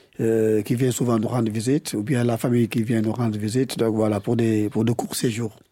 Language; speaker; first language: French; non-native, local second language; Wolof